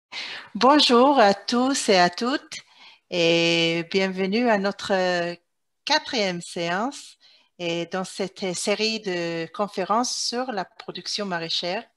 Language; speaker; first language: French; non-native, fluent; Hebrew